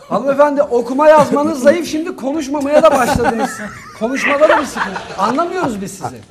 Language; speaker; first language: Turkish; native; Turkish